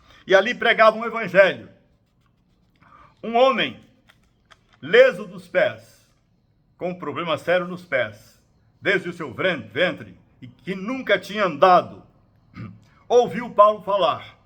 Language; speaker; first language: Portuguese; native; Portuguese